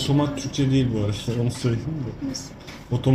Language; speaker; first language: Turkish; native; Turkish